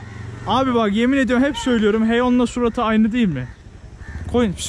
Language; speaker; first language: Turkish; native; Turkish